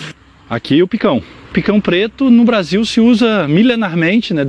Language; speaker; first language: Portuguese; native; Portuguese